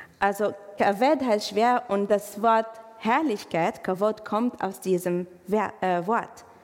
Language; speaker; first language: German; non-native, fluent; Arabic